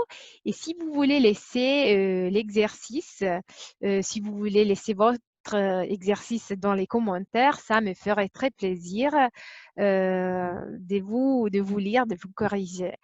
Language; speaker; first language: French; non-native, fluent; Italian